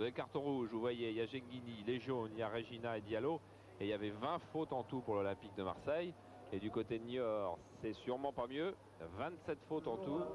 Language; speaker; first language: French; native; French